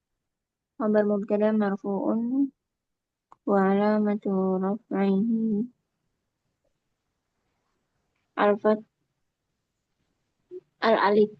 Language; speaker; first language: Arabic; non-native, learner; Indonesian